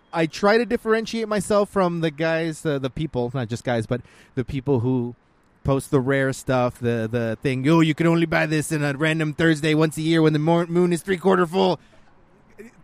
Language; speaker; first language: English; early bilingual, other home language; Spanish